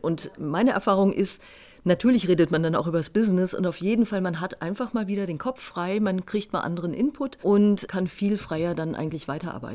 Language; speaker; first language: German; native; German